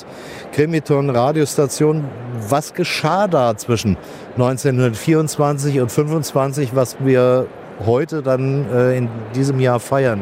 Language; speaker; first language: German; native; German